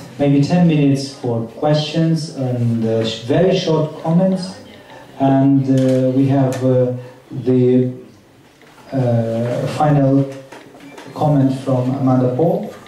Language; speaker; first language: English; non-native, fluent; Ukrainian